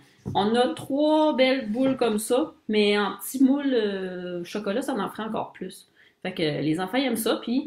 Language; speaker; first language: French; native; French